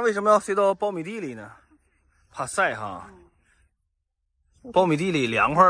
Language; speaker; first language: Chinese; native; Chinese